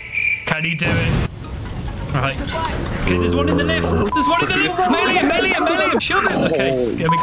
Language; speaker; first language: English; native; English